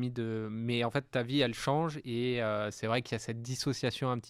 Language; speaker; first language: French; native; French